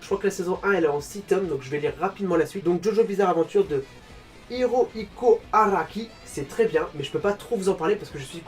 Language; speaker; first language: French; native; French